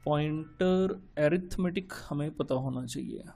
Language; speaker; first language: Hindi; non-native, local second language; Marathi